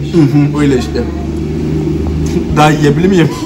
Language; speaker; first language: Turkish; non-native, learner; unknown